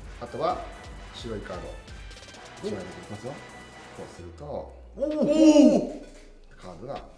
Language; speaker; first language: Japanese; non-native, learner; Korean